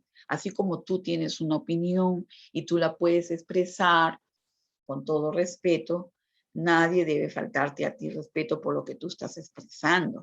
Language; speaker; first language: Spanish; native; Spanish